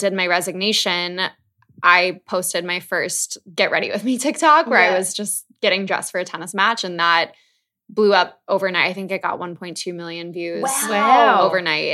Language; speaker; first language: English; native; English